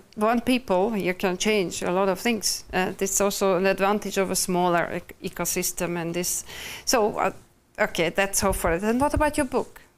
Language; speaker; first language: English; non-native, fluent; Hungarian